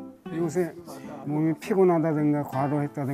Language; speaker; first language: Korean; native; Korean